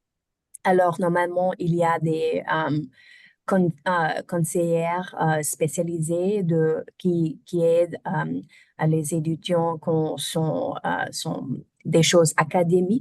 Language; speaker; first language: French; non-native, learner; German